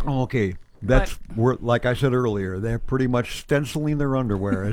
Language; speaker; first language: English; native; English